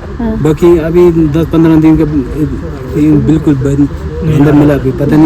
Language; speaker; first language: Hindi; non-native, local second language; Tibetan